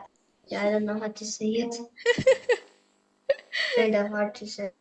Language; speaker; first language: English; non-native, fluent; Indonesian